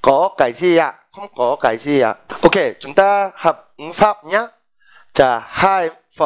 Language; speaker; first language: Vietnamese; non-native, fluent; Korean